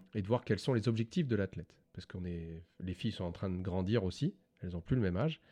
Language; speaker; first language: French; native; French